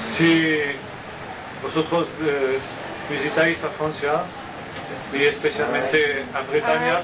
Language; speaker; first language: Spanish; non-native, learner; French